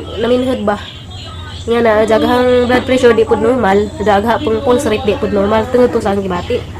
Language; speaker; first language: Cebuano; native; Cebuano